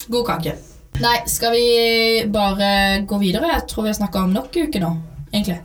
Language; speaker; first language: Norwegian; native; Norwegian